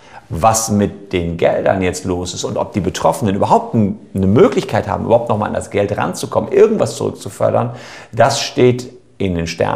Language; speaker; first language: German; native; German